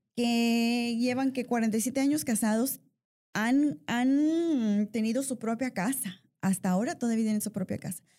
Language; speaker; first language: Spanish; early bilingual, heritage; Spanish